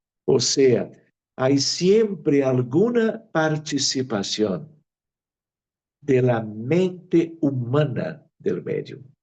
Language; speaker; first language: Spanish; non-native, fluent; Portuguese